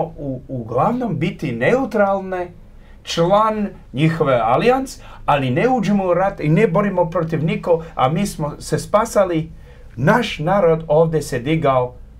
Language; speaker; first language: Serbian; early bilingual, heritage; Croatian